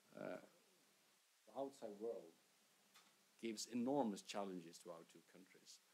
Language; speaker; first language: English; non-native, fluent; Swedish